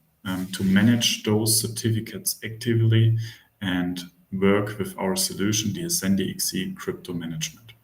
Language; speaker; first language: English; non-native, fluent; German